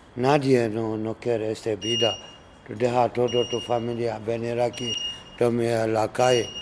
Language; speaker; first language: Spanish; non-native, learner; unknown